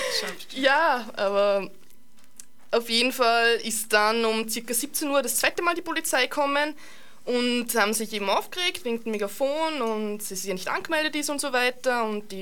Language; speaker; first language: German; native; German